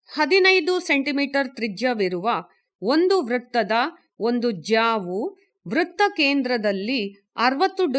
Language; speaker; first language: Kannada; native; Kannada